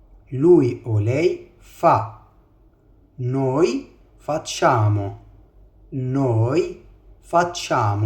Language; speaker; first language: Italian; non-native, fluent; Arabic